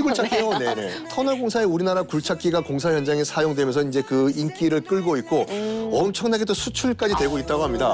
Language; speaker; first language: Korean; native; Korean